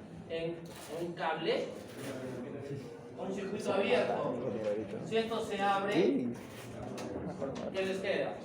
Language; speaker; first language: Spanish; native; Spanish